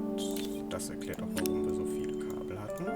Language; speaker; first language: German; native; German